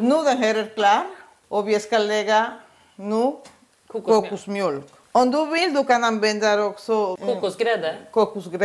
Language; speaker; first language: Swedish; non-native, learner; Spanish